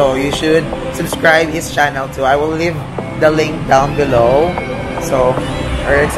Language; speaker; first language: English; non-native, local second language; Filipino